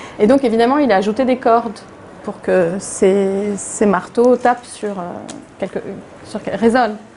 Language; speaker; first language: French; non-native, local second language; Arabic